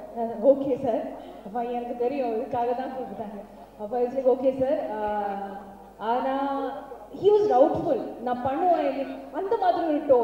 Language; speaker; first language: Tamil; non-native, learner; Malayalam